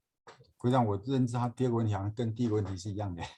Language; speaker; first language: Chinese; native; Chinese